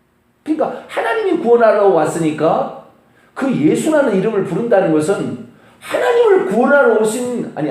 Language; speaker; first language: Korean; native; Korean